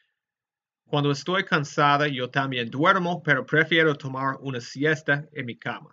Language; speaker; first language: Spanish; non-native, fluent; English